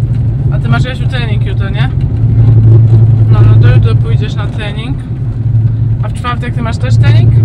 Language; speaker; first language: Polish; native; Polish